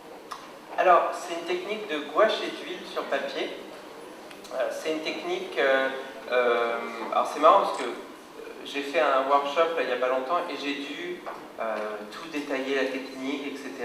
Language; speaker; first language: French; native; French